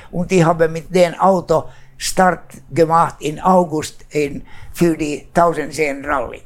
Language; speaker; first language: German; non-native, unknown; Swedish